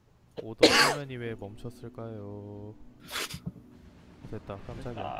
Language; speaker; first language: Korean; native; Korean